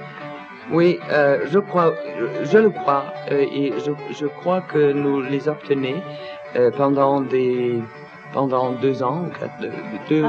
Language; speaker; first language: French; non-native, learner; Danish